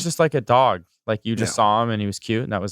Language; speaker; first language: English; native; English